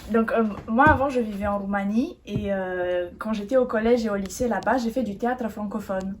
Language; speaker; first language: French; native; French